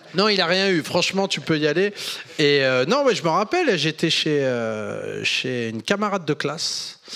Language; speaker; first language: French; native; French